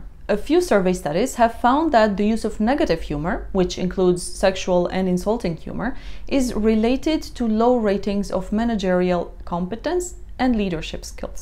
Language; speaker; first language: English; non-native, fluent; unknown